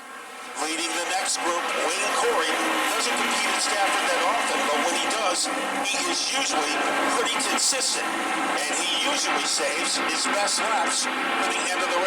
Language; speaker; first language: English; native; English